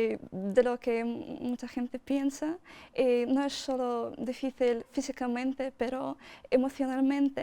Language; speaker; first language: Spanish; non-native, fluent; Russian